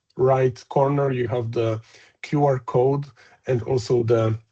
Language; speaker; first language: English; non-native, fluent; Polish